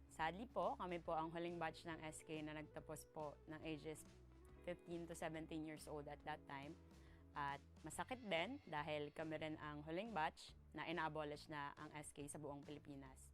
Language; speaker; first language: Filipino; native; Filipino